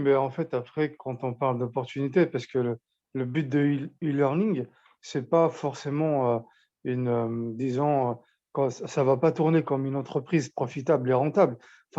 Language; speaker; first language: French; non-native, local second language; Arabic